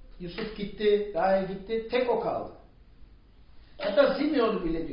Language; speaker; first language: Turkish; non-native, fluent; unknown